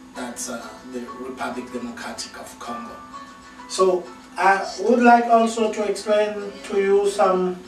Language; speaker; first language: English; non-native, fluent; Lingala